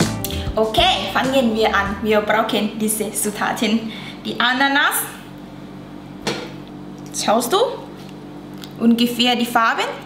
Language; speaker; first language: German; non-native, learner; Thai